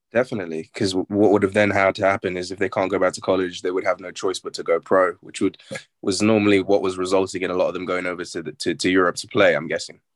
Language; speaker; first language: English; native; English